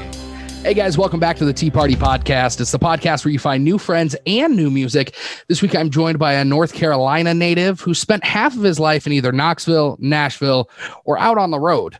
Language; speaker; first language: English; native; English